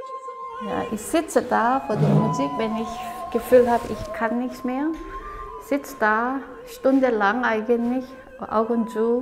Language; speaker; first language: German; non-native, fluent; Korean